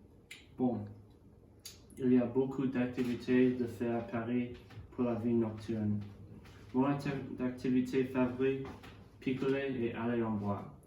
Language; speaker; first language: French; non-native, learner; English